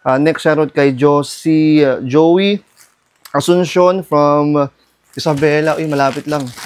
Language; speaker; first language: Filipino; non-native, local second language; Iloko